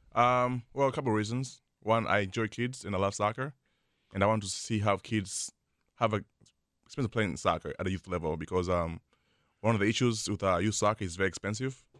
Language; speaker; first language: English; non-native, local second language; Swahili